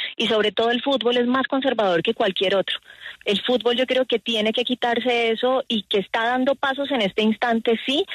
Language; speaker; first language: Spanish; native; Spanish